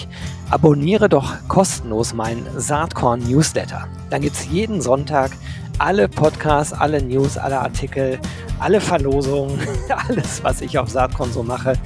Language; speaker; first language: German; native; German